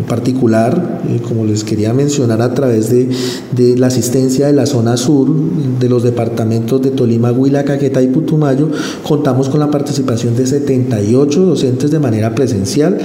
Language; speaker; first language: Spanish; native; Spanish